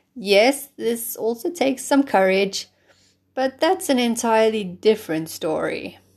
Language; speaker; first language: English; native; English